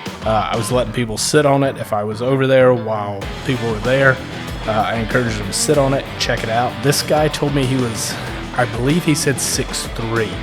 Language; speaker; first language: English; native; English